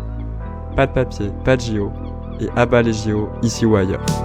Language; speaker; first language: French; native; French